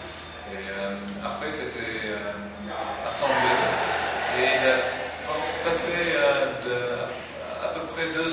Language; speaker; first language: French; non-native, fluent; English